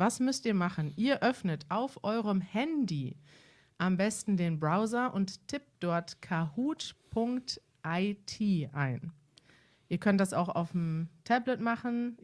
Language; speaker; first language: German; native; German